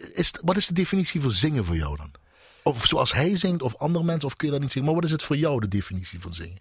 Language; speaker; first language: Dutch; native; Dutch